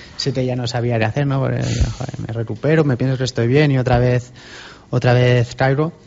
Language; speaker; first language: Spanish; native; Spanish